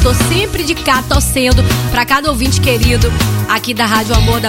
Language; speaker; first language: Portuguese; native; Portuguese